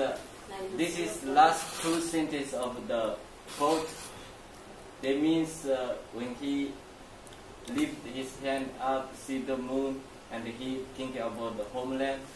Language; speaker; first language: English; non-native, learner; Chinese